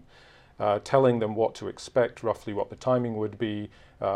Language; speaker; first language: English; native; English